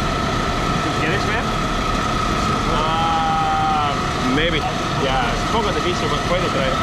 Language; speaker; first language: Spanish; non-native, learner; English